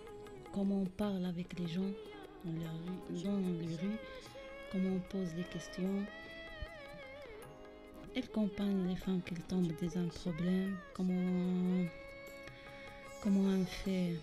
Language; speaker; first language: French; non-native, learner; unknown